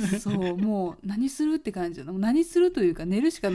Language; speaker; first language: Japanese; native; Japanese